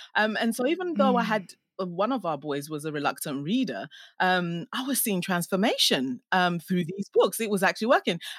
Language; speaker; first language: English; non-native, local second language; Akan